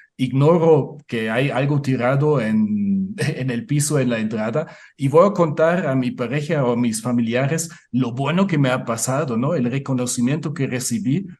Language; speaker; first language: Spanish; non-native, fluent; German